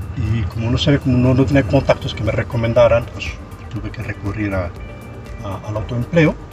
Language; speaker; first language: Spanish; non-native, fluent; Arabic